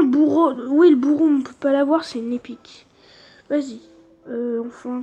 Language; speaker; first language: French; native; French